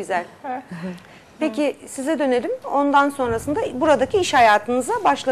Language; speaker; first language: Turkish; native; Turkish